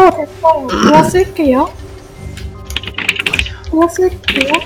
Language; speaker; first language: Korean; native; Korean